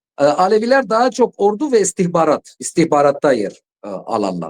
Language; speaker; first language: Turkish; non-native, fluent; Arabic